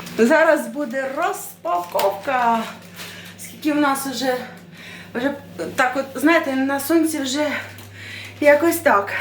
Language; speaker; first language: Ukrainian; non-native, local second language; Russian